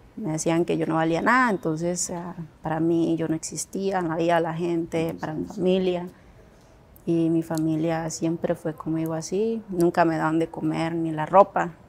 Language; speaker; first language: Spanish; non-native, local second language; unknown